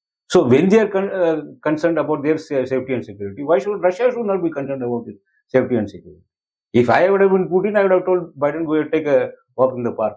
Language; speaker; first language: English; non-native, local second language; Tamil